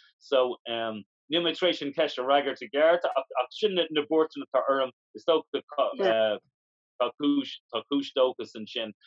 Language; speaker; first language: Irish; non-native, local second language; English